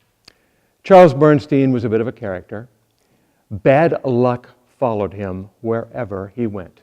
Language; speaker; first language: English; native; English